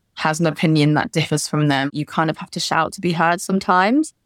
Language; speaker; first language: English; native; English